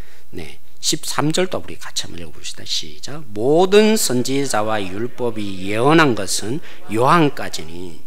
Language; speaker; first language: Korean; native; Korean